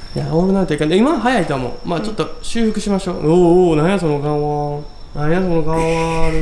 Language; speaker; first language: Japanese; native; Japanese